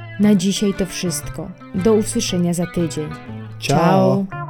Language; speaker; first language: Polish; non-native, fluent; Italian